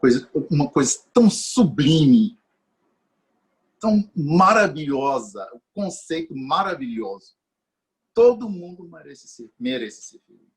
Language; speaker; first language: Portuguese; non-native, fluent; English